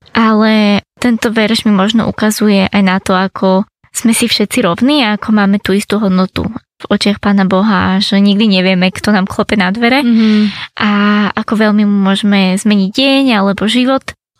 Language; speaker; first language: Slovak; native; Slovak